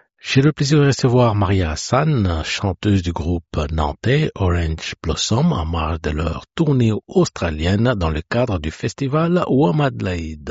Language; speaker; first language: French; native; French